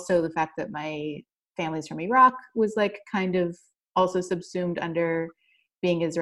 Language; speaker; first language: English; native; English